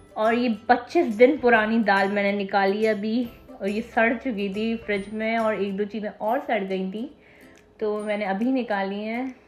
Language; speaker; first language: Urdu; native; Urdu